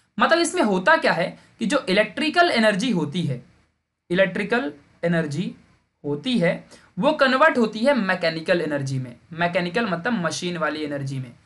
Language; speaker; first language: Hindi; native; Hindi